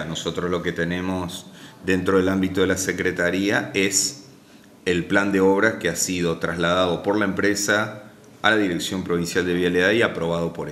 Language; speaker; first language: Spanish; native; Spanish